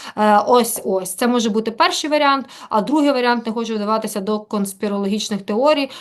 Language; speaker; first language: Ukrainian; native; Ukrainian